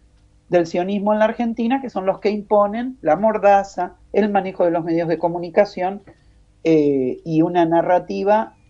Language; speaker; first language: Spanish; native; Spanish